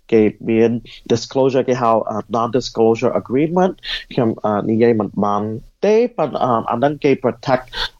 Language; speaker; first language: Khmer; early bilingual, heritage; Khmer